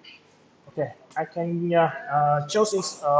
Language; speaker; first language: English; non-native, local second language; Vietnamese